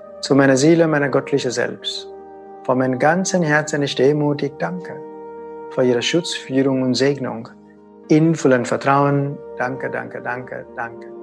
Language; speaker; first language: German; non-native, fluent; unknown